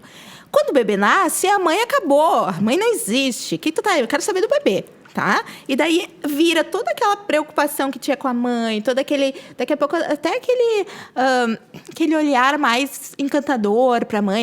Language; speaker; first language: Portuguese; native; Portuguese